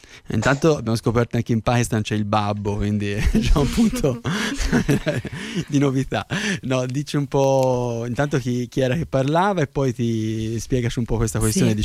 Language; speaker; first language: Italian; native; Italian